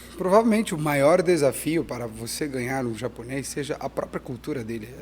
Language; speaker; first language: Portuguese; early bilingual, heritage; Portuguese